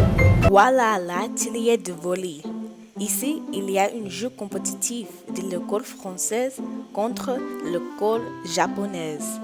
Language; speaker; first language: French; non-native, learner; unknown